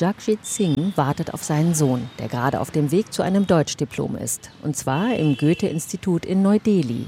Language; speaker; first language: German; native; German